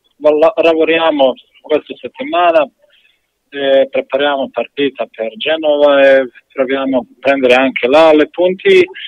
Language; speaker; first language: Italian; non-native, learner; Bosnian